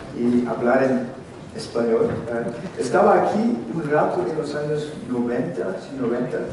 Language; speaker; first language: Spanish; non-native, learner; Dutch